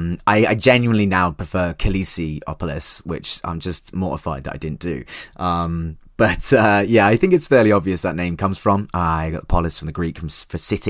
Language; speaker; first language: English; native; English